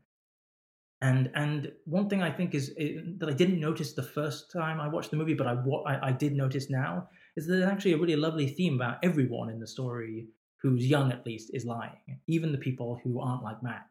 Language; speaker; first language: English; native; English